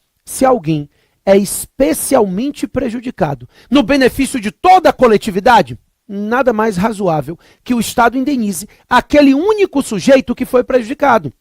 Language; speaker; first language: Portuguese; native; Portuguese